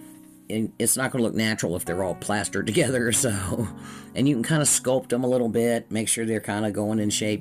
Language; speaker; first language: English; native; English